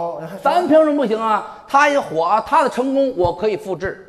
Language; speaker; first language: Chinese; native; Chinese